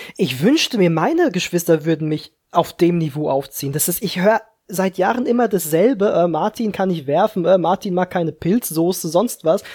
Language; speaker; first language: German; early bilingual, other home language; Slovak